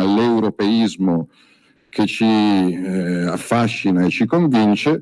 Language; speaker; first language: Italian; native; Italian